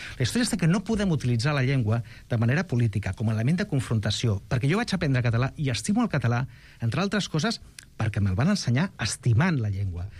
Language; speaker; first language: Catalan; non-native, local second language; Spanish